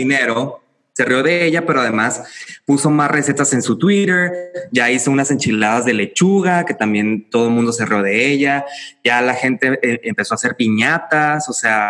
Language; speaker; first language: Spanish; native; Spanish